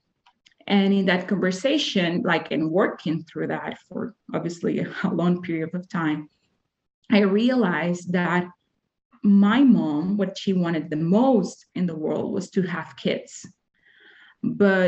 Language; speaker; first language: English; non-native, fluent; Spanish